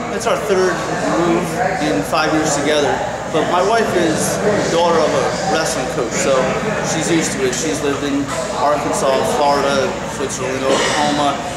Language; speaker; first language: English; native; English